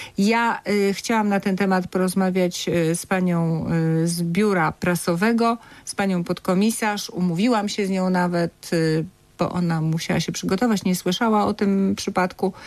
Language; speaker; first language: Polish; native; Polish